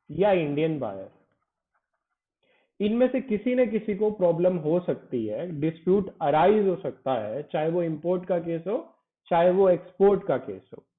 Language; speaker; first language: Hindi; native; Hindi